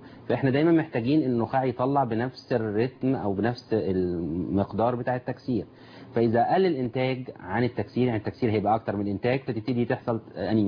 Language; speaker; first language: Arabic; native; Arabic